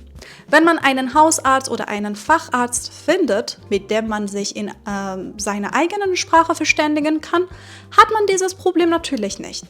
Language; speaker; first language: German; non-native, fluent; Persian